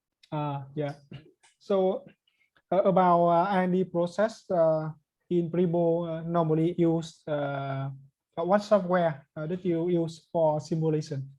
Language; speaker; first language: English; non-native, learner; Vietnamese